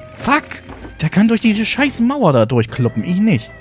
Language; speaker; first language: German; native; German